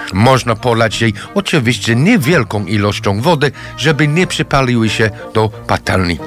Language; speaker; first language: Polish; non-native, fluent; English